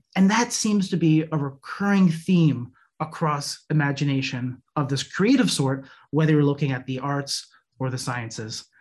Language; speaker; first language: English; native; English